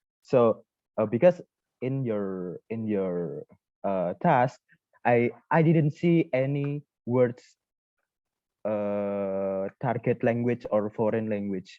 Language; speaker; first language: English; non-native, learner; Indonesian